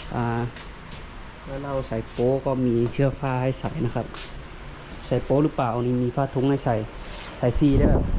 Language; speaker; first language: Thai; native; Thai